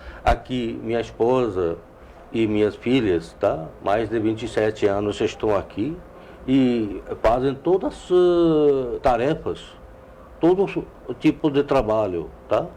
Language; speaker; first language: Portuguese; non-native, fluent; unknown